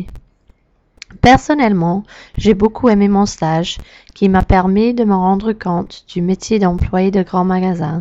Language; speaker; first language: French; non-native, learner; English